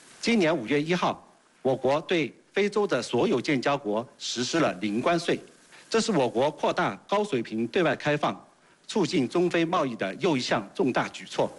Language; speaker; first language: Chinese; native; Chinese